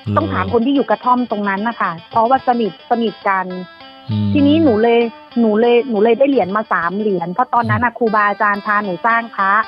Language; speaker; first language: Thai; native; Thai